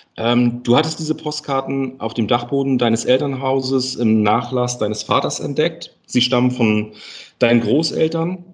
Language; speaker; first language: German; native; German